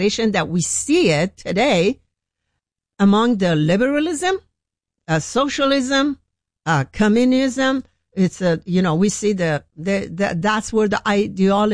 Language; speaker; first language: English; non-native, fluent; Persian